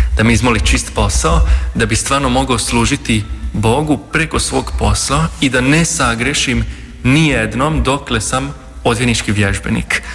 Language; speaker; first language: Bosnian; non-native, local second language; Hungarian